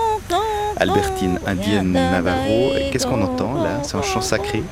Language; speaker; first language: French; native; French